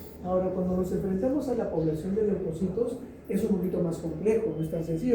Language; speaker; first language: Spanish; native; Spanish